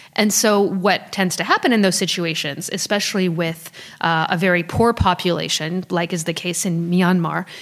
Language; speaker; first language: English; early bilingual, other home language; French